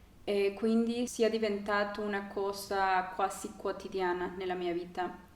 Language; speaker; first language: Italian; non-native, learner; Spanish